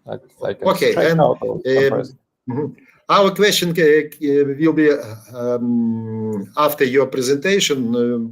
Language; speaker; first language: English; non-native, learner; Ukrainian